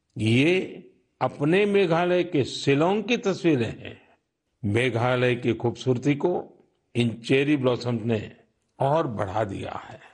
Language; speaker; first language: Hindi; non-native, local second language; Gujarati